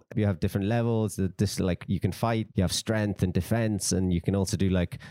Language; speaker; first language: English; native; English